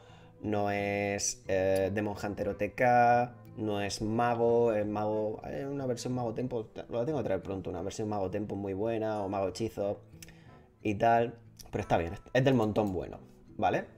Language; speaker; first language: Spanish; native; Spanish